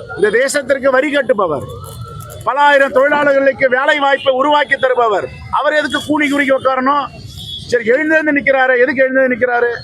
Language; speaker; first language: Tamil; native; Tamil